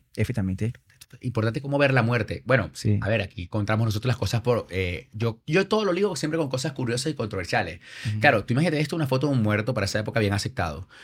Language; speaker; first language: Spanish; native; Spanish